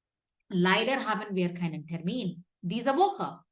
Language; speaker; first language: German; non-native, fluent; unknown